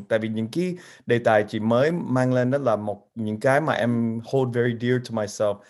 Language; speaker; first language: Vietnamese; early bilingual, heritage; Vietnamese